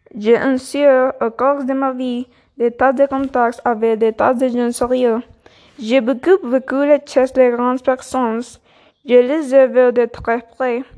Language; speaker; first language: French; non-native, learner; Spanish